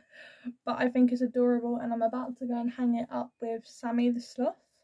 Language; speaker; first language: English; native; English